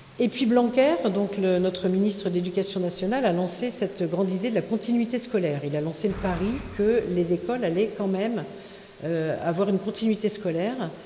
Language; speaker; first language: French; native; French